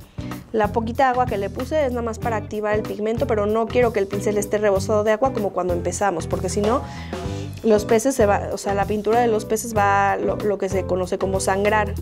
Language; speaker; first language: Spanish; native; Spanish